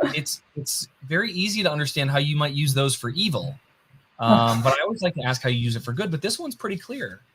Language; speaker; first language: English; native; English